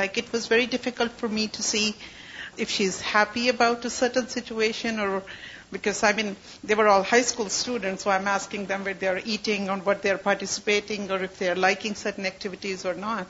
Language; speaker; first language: English; non-native, local second language; Urdu